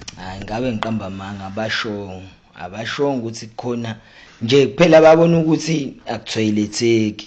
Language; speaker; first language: Zulu; native; Zulu